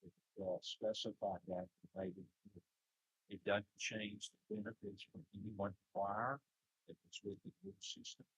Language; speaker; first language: English; native; English